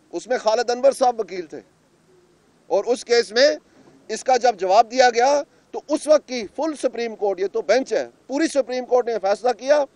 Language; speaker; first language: Urdu; non-native, local second language; Punjabi